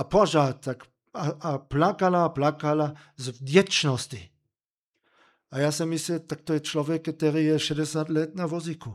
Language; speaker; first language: Czech; non-native, fluent; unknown